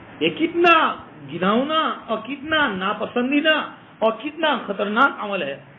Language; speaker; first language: Urdu; non-native, local second language; Gujarati